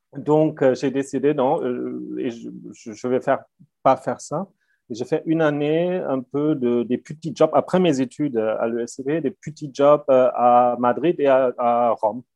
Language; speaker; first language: French; non-native, fluent; German